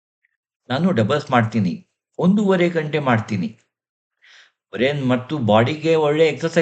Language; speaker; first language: Kannada; non-native, learner; Marathi